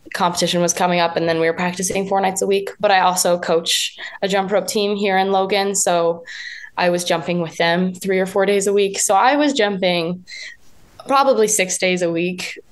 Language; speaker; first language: English; native; English